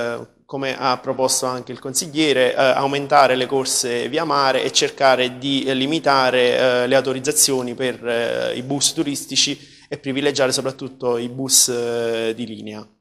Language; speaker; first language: Italian; native; Italian